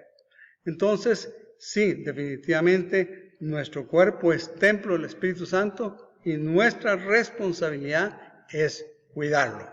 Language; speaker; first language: Spanish; native; Spanish